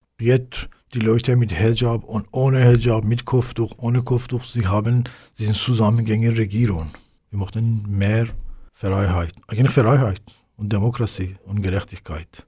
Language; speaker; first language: German; non-native, learner; Persian